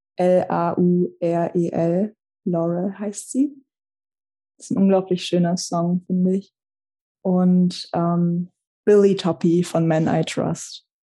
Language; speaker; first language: German; early bilingual, other home language; Russian